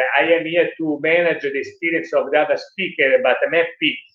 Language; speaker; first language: English; non-native, learner; Italian